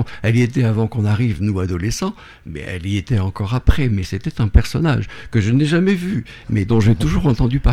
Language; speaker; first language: French; native; French